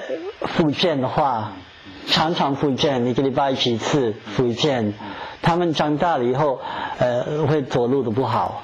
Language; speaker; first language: Chinese; non-native, fluent; English